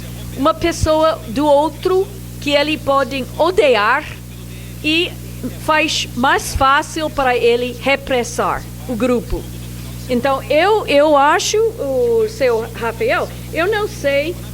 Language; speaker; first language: Portuguese; non-native, fluent; English